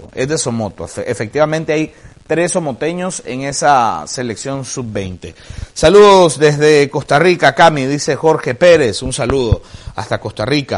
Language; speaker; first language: Spanish; native; Spanish